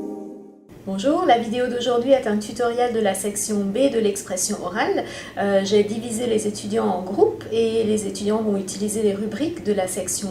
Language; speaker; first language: French; native; French